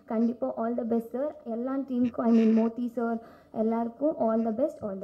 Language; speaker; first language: Tamil; non-native, learner; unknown